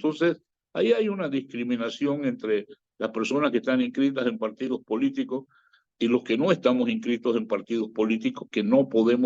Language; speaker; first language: Spanish; native; Spanish